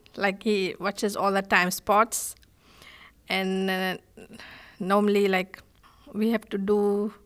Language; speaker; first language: English; non-native, fluent; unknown